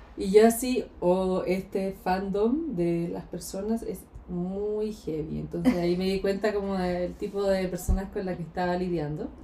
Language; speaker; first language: Spanish; native; Spanish